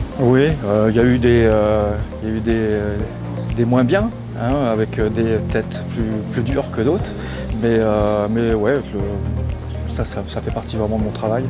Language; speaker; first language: French; native; French